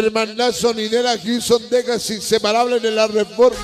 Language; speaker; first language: Spanish; native; Spanish